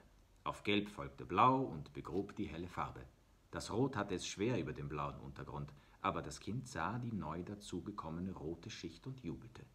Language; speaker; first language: German; native; German